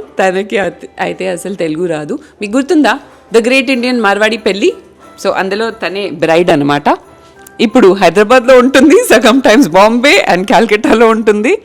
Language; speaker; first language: Telugu; native; Telugu